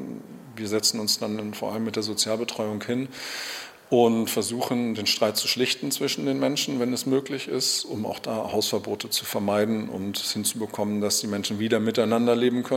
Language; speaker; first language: German; native; German